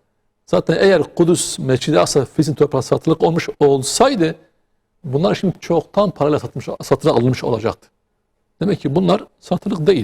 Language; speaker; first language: Turkish; native; Turkish